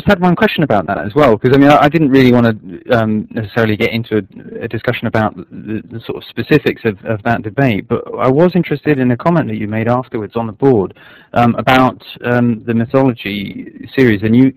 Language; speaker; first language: English; native; English